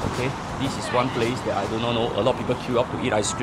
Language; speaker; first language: English; non-native, local second language; Chinese